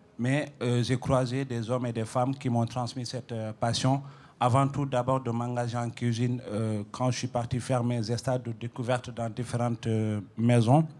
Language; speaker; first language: French; non-native, local second language; Fula